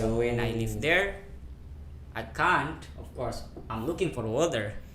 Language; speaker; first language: English; non-native, fluent; Indonesian